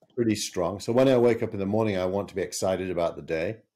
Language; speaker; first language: English; native; English